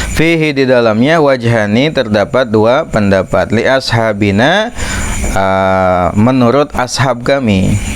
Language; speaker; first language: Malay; non-native, local second language; Sundanese